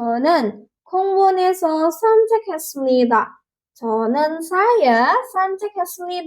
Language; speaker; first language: Korean; non-native, learner; Indonesian